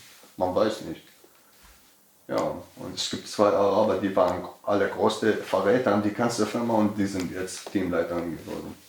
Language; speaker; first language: German; non-native, learner; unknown